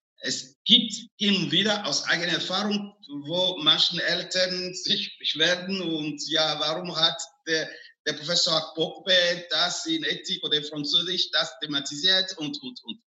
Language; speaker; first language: German; non-native, fluent; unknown